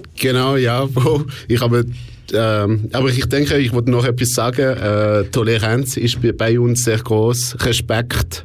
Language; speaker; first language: German; non-native, local second language; French